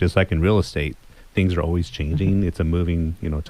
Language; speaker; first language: English; native; English